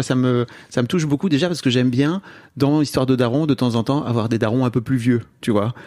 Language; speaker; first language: French; native; French